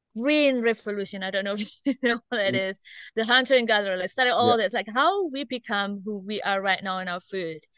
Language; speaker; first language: English; non-native, fluent; Indonesian